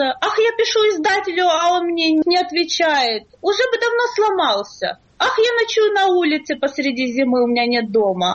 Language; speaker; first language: Russian; native; Russian